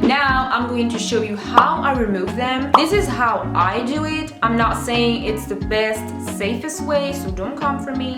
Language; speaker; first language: English; non-native, fluent; French